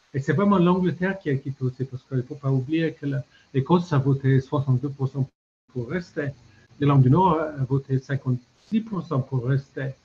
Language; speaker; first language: French; non-native, fluent; English